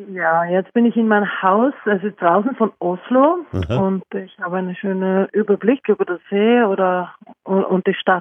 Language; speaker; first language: German; non-native, fluent; Norwegian